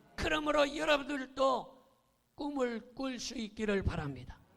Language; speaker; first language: Korean; native; Korean